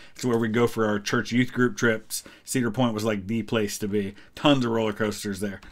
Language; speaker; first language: English; native; English